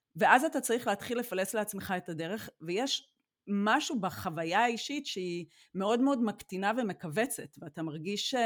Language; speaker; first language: Hebrew; native; Hebrew